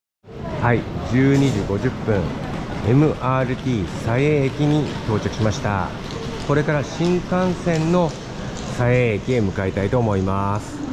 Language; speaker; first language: Japanese; native; Japanese